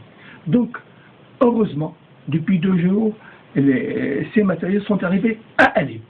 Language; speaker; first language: French; non-native, fluent; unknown